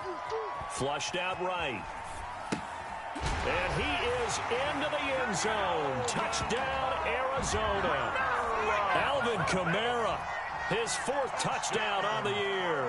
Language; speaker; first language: English; native; English